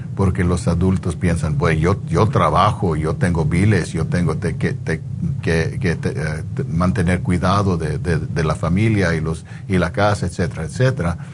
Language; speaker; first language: Spanish; non-native, fluent; English